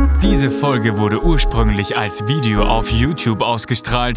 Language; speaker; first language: German; native; German